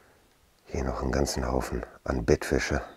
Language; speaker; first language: German; native; German